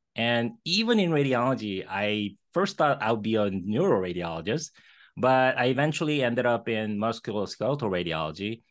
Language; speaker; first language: English; early bilingual, other home language; Korean